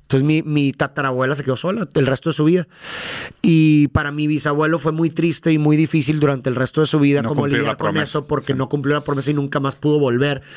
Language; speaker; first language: Spanish; native; Spanish